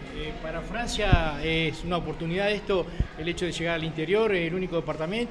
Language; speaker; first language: Spanish; native; Spanish